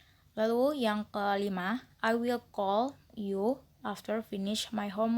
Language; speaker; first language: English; non-native, learner; Indonesian